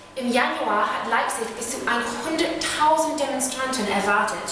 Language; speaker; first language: German; non-native, learner; English